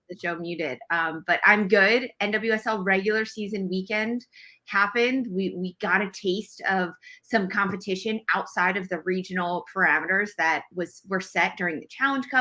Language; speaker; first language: English; native; English